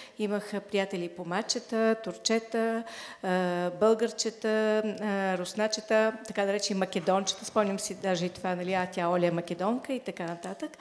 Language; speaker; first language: Bulgarian; native; Bulgarian